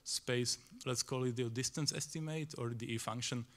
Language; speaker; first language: English; non-native, fluent; Slovak